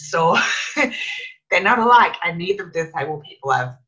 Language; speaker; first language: English; native; English